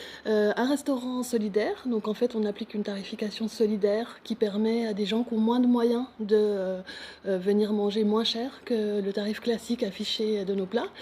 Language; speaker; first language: French; native; French